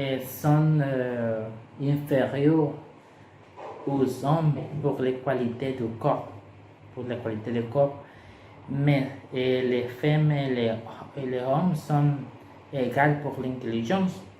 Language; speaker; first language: French; non-native, learner; Spanish